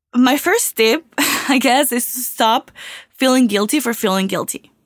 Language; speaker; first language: English; non-native, fluent; Spanish